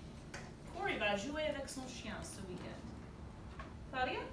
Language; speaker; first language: French; non-native, fluent; English